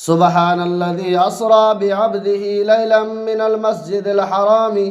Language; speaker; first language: Urdu; native; Urdu